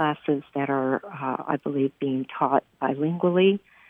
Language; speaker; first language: English; early bilingual, other home language; Spanish